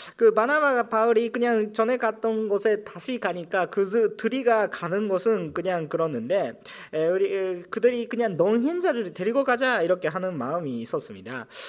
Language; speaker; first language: Korean; non-native, fluent; Japanese